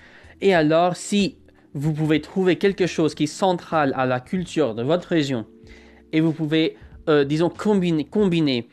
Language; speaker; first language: French; non-native, fluent; English